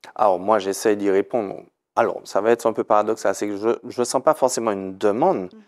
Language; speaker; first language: French; native; French